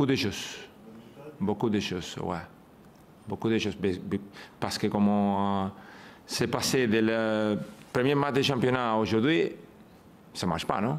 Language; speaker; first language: French; non-native, fluent; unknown